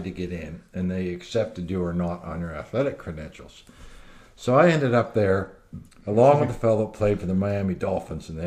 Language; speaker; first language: English; native; English